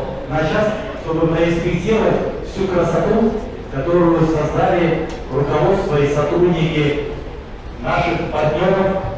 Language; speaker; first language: Russian; native; Russian